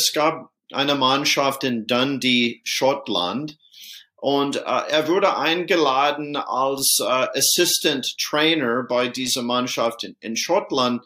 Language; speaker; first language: German; non-native, fluent; English